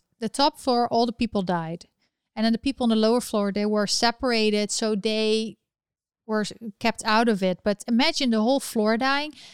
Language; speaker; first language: English; non-native, fluent; Dutch